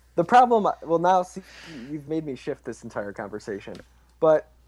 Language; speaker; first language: English; native; English